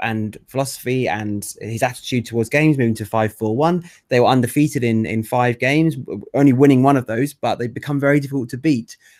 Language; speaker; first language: English; native; English